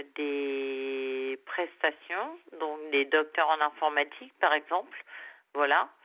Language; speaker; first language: French; native; French